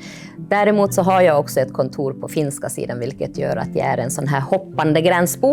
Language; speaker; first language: Swedish; early bilingual, other home language; Finnish